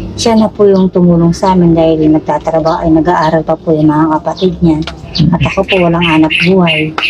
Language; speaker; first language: Filipino; non-native, local second language; Pampanga